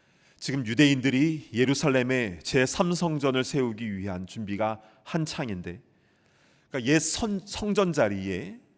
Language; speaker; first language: Korean; native; Korean